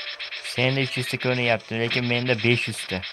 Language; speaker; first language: Turkish; non-native, learner; Uzbek